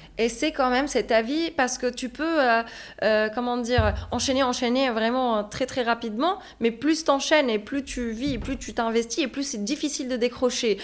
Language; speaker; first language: French; non-native, local second language; Arabic